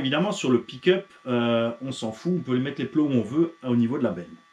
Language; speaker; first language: French; native; French